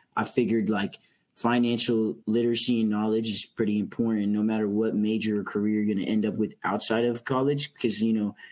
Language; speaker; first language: English; native; English